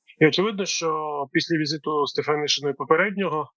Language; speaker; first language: Ukrainian; native; Ukrainian